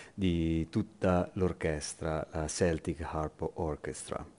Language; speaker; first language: Italian; native; Italian